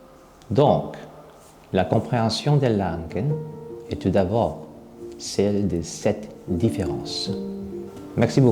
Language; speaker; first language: French; non-native, fluent; Korean